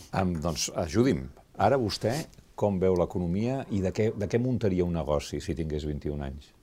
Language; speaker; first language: Catalan; native; Catalan